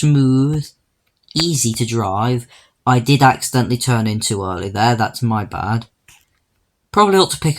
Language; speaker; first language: English; native; English